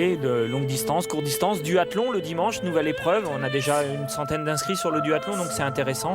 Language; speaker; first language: French; native; French